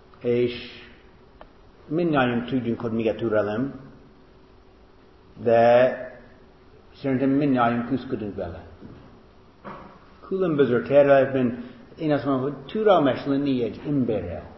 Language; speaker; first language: Hungarian; non-native, fluent; English